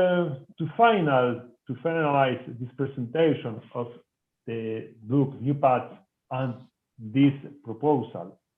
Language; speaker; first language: English; non-native, fluent; Spanish